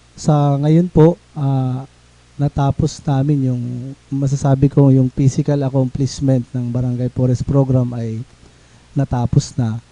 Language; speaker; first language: Filipino; non-native, local second language; Bikol